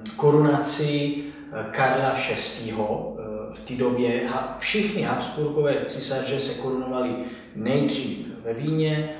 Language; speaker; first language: Czech; non-native, fluent; Italian